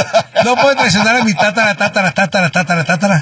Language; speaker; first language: Spanish; native; Spanish